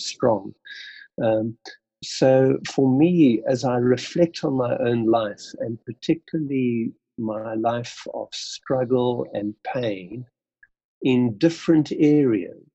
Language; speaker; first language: English; native; English